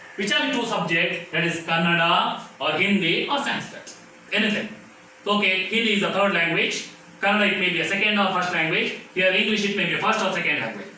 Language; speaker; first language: English; non-native, local second language; Kannada